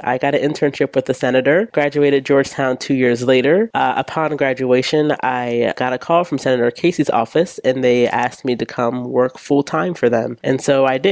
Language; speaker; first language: English; native; English